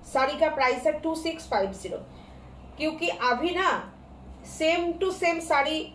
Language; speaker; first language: Hindi; non-native, local second language; Bangla